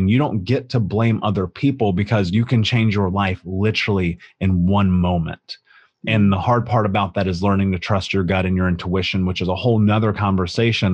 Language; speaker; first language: English; native; English